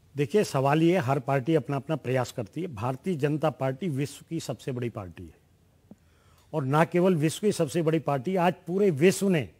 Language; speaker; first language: Hindi; native; Hindi